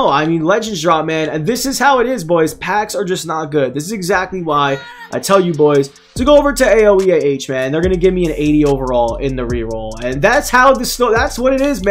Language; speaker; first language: English; native; English